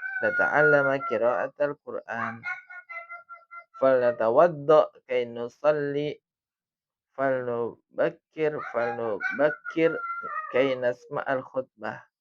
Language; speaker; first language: Arabic; non-native, fluent; Indonesian